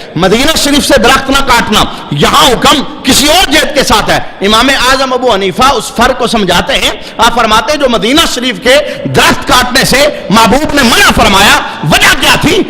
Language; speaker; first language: Urdu; non-native, local second language; Punjabi